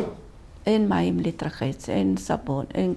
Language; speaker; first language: Hebrew; non-native, fluent; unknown